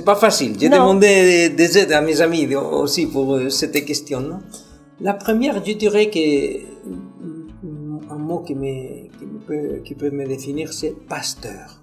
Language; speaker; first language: French; non-native, fluent; Spanish